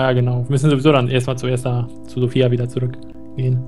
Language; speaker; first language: German; native; German